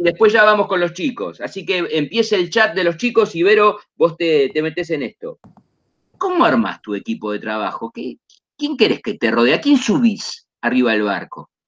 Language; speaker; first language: Spanish; native; Spanish